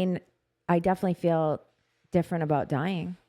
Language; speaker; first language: English; native; English